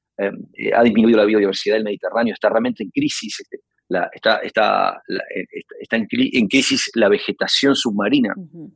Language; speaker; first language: Spanish; native; Spanish